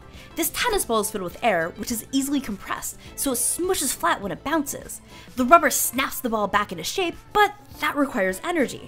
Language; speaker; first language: English; native; English